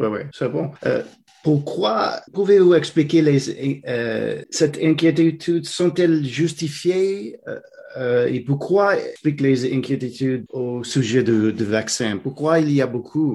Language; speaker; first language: French; non-native, learner; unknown